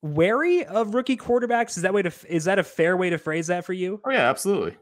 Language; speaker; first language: English; native; English